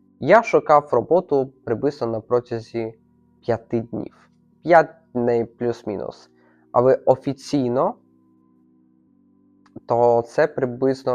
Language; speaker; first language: Ukrainian; native; Ukrainian